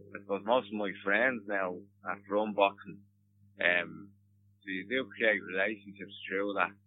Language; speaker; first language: English; native; English